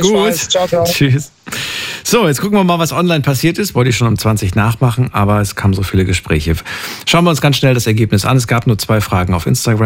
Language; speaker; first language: German; native; German